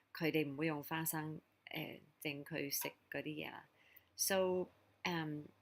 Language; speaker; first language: Cantonese; non-native, fluent; English